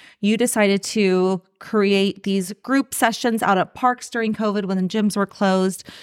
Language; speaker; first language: English; native; English